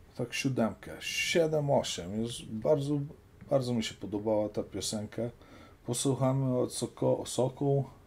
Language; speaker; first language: Polish; early bilingual, heritage; Polish